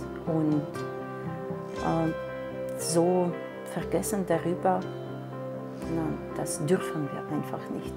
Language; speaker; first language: German; non-native, fluent; Russian